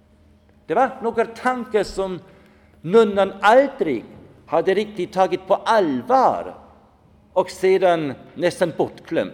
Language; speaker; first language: Swedish; non-native, fluent; German